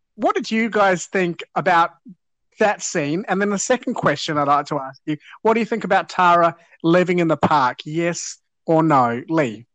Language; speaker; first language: English; native; English